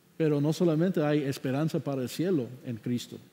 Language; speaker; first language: Spanish; non-native, fluent; English